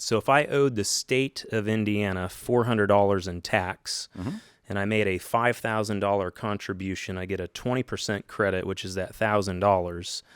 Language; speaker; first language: English; native; English